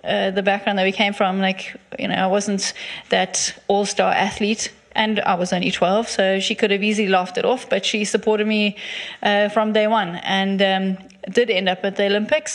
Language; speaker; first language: English; native; English